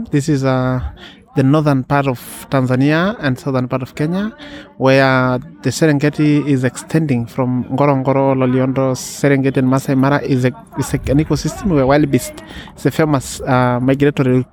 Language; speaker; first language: English; non-native, local second language; Masai